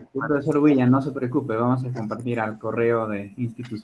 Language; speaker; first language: Spanish; native; Spanish